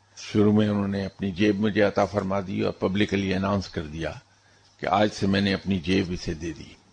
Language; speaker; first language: Urdu; non-native, local second language; Punjabi